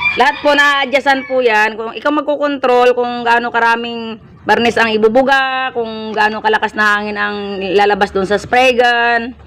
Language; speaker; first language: Filipino; non-native, local second language; Hiligaynon